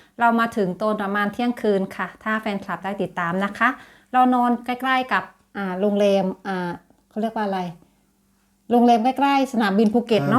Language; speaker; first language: Thai; native; Thai